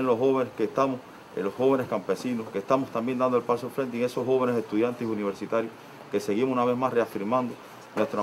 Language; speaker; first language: Spanish; native; Spanish